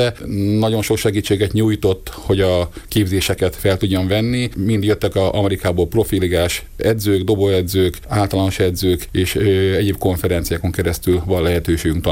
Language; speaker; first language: Hungarian; native; Hungarian